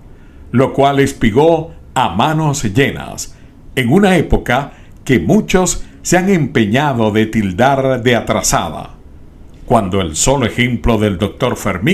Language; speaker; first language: Spanish; native; Spanish